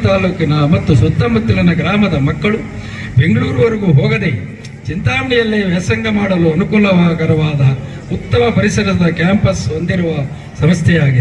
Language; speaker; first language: Kannada; native; Kannada